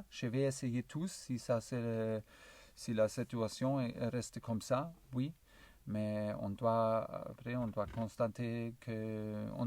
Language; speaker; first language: French; non-native, learner; German